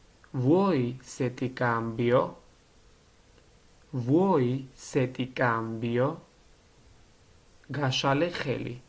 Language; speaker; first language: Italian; non-native, learner; Georgian